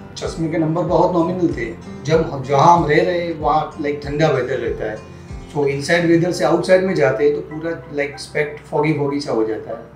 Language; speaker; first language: Hindi; non-native, local second language; Gujarati